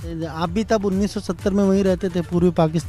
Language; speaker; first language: Hindi; native; Hindi